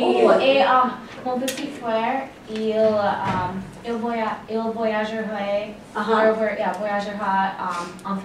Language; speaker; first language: French; non-native, learner; English